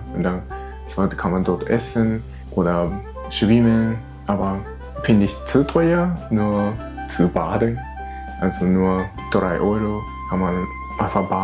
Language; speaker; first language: German; non-native, fluent; Japanese